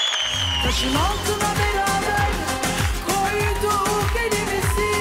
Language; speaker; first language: Turkish; native; Turkish